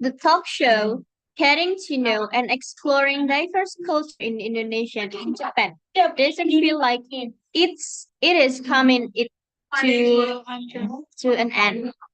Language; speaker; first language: English; non-native, learner; Indonesian